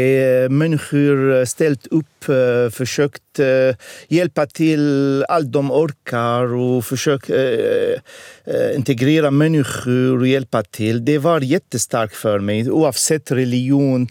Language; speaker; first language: Swedish; non-native, fluent; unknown